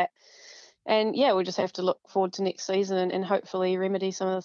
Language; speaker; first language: English; native; English